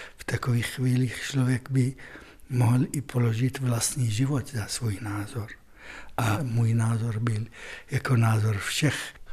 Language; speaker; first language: Czech; non-native, fluent; Arabic